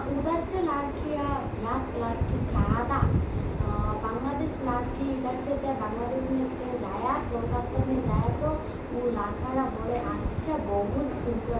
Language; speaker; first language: Hindi; non-native, learner; Bangla